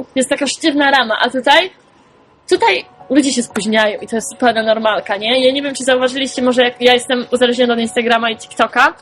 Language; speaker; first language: Polish; native; Polish